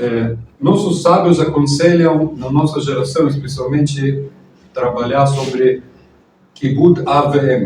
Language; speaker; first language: Portuguese; non-native, fluent; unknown